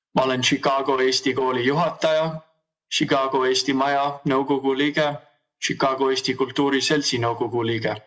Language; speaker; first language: Estonian; early bilingual, heritage; Estonian